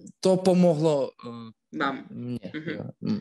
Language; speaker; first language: Czech; non-native, learner; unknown